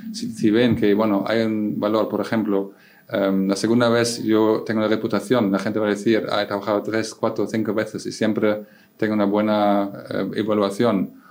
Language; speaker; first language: Spanish; non-native, fluent; German